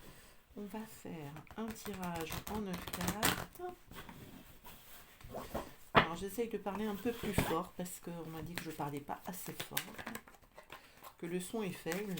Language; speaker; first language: French; native; French